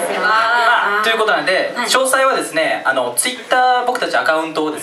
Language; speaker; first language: Japanese; native; Japanese